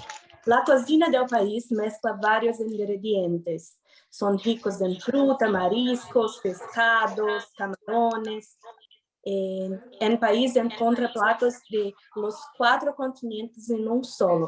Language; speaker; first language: Spanish; non-native, learner; Portuguese